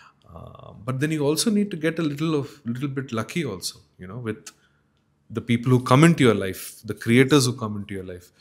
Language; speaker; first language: English; non-native, local second language; Telugu